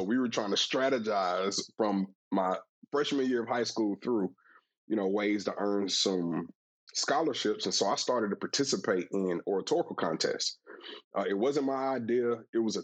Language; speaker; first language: English; native; English